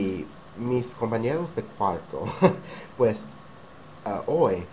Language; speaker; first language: Spanish; non-native, learner; English